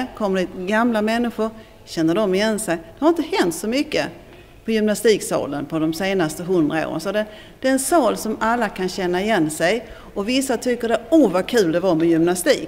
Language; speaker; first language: Swedish; native; Swedish